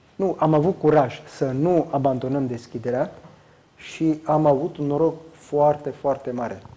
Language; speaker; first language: Romanian; native; Romanian